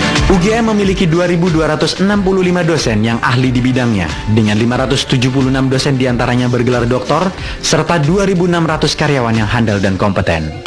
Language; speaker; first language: Indonesian; native; Indonesian